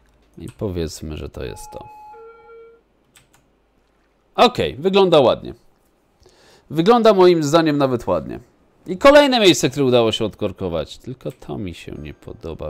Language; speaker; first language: Polish; native; Polish